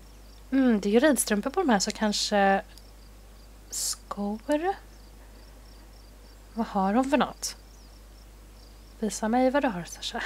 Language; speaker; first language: Swedish; native; Swedish